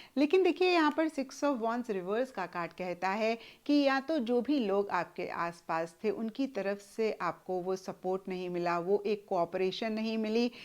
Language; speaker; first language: Hindi; native; Hindi